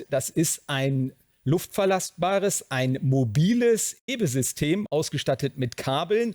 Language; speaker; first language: German; native; German